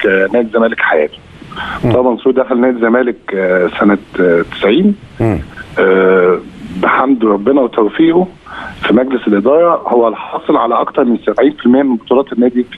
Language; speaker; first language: Arabic; native; Arabic